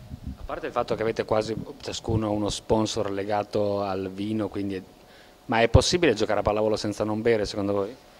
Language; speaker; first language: Italian; native; Italian